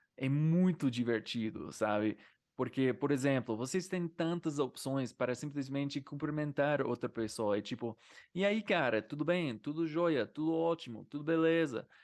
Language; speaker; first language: Portuguese; non-native, fluent; English